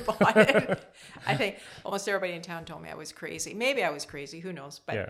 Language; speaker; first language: English; native; English